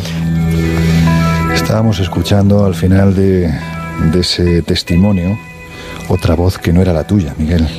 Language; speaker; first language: Spanish; native; Spanish